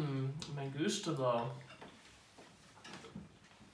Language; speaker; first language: Spanish; non-native, learner; English